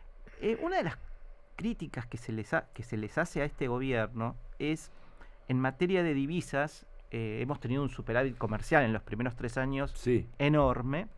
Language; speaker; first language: Spanish; native; Spanish